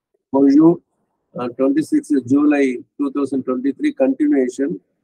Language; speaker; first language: English; non-native, local second language; Tamil